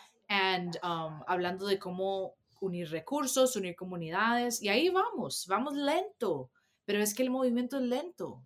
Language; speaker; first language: Spanish; early bilingual, heritage; Spanish